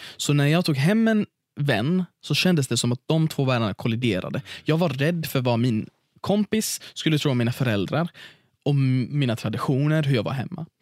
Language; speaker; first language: Swedish; early bilingual, other home language; Arabic